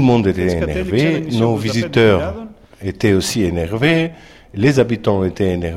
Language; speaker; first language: French; non-native, fluent; Greek